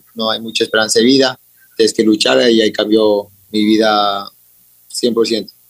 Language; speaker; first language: Spanish; native; Spanish